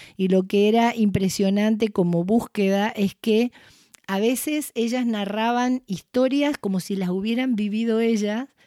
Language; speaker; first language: Spanish; native; Spanish